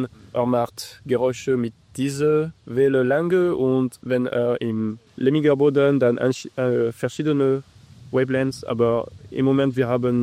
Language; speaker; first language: German; non-native, learner; English